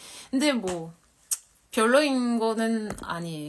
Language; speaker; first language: Korean; non-native, fluent; French